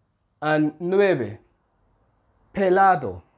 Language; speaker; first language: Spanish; non-native, fluent; English